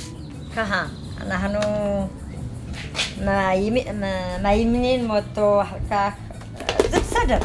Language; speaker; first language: Hebrew; non-native, fluent; Amharic